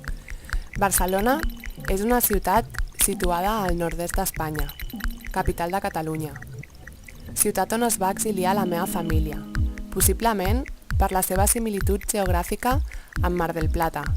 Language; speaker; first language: Catalan; non-native, local second language; Spanish